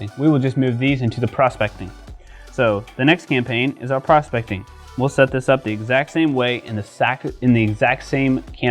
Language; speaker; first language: English; native; English